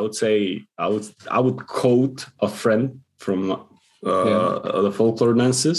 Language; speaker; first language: English; non-native, fluent; Macedonian